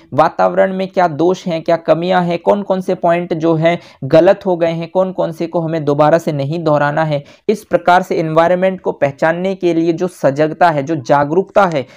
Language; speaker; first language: Hindi; native; Hindi